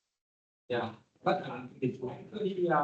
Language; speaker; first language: English; non-native, learner; Vietnamese